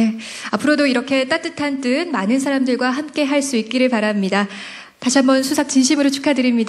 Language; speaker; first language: Korean; native; Korean